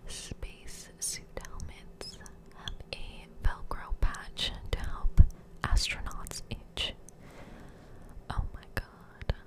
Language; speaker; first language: English; native; English